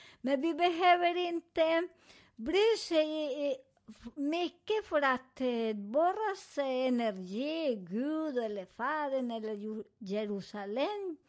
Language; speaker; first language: Swedish; non-native, fluent; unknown